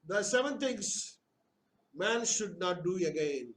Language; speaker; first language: English; non-native, local second language; Telugu